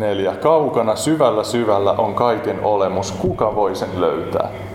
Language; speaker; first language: Finnish; native; Finnish